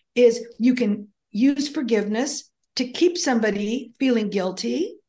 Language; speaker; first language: English; early bilingual, other home language; Greek